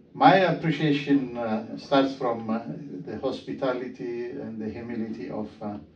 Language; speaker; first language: English; non-native, fluent; Amharic